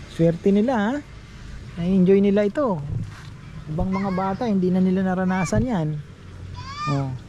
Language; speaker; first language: Filipino; native; Filipino